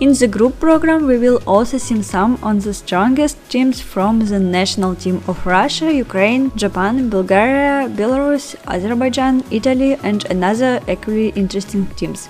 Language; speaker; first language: English; non-native, learner; Russian